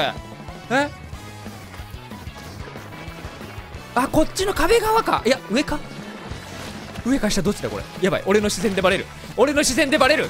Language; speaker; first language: Japanese; native; Japanese